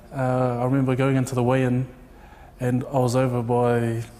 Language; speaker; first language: English; native; English